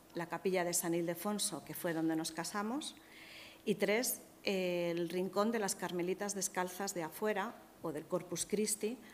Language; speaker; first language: Spanish; native; Spanish